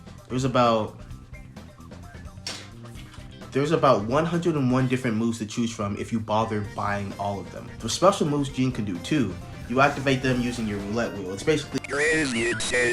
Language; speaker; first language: English; native; English